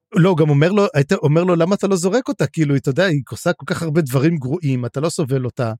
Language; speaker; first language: Hebrew; native; Hebrew